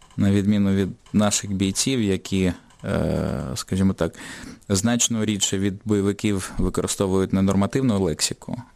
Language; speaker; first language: Ukrainian; non-native, local second language; Russian